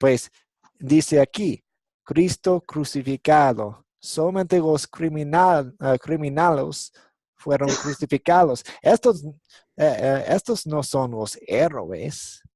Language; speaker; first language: Spanish; non-native, fluent; English